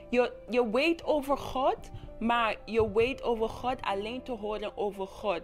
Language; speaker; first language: Dutch; non-native, local second language; English